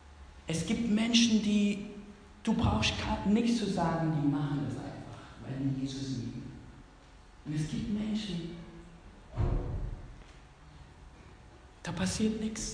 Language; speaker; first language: German; non-native, fluent; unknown